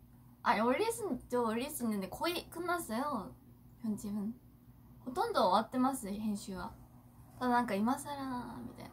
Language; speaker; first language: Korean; non-native, fluent; Japanese